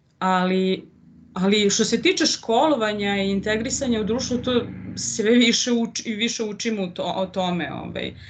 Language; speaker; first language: Serbian; native; Serbian